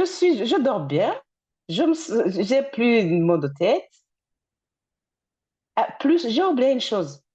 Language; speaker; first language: French; non-native, fluent; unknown